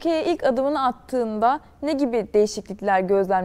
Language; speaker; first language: Turkish; native; Turkish